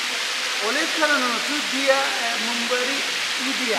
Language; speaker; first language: Indonesian; non-native, learner; Turkish